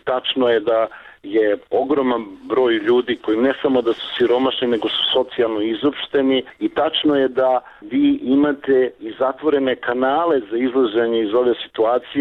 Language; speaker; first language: Serbian; native; Serbian